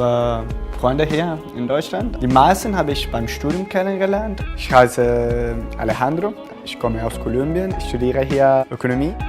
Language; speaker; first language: German; non-native, fluent; Spanish